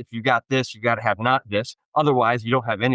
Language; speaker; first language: English; native; English